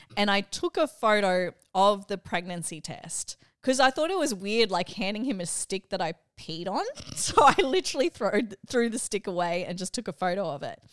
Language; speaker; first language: English; early bilingual, other home language; Filipino